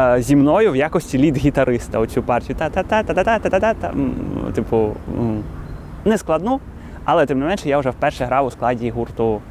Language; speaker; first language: Ukrainian; non-native, local second language; Russian